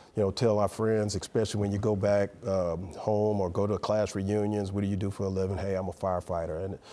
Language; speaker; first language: English; native; English